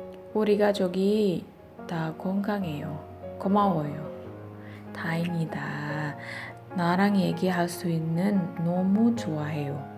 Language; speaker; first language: Korean; non-native, learner; Indonesian